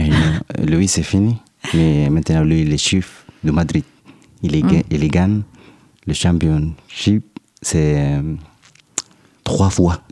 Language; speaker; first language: French; non-native, learner; Arabic